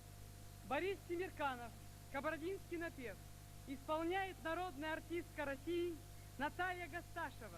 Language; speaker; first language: Russian; native; Russian